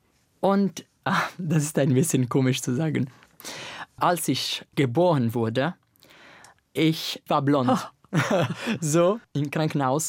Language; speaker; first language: German; non-native, learner; Italian